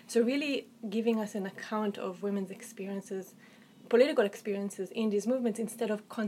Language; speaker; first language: English; non-native, fluent; Hebrew